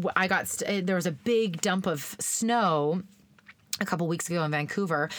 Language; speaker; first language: English; native; English